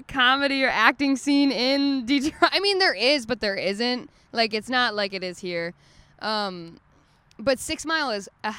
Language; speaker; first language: English; native; English